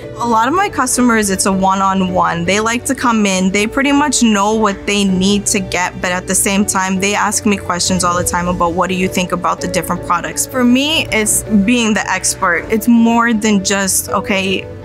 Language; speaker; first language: English; native; English